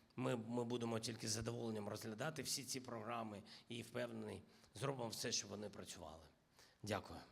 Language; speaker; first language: Ukrainian; non-native, local second language; Russian